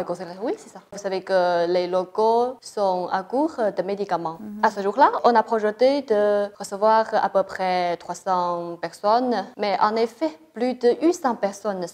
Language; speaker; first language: French; non-native, fluent; Chinese